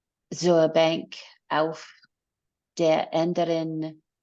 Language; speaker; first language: German; non-native, learner; English